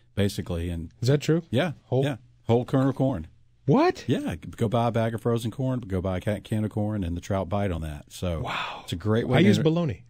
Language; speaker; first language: English; native; English